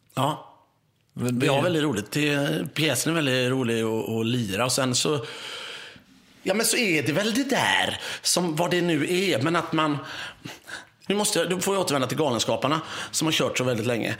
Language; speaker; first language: Swedish; native; Swedish